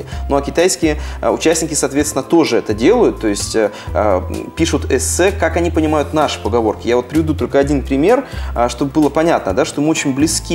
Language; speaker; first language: Russian; native; Russian